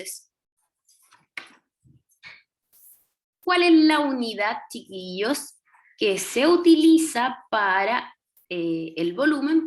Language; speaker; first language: Spanish; native; Spanish